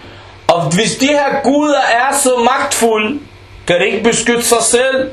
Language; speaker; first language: Danish; non-native, fluent; Arabic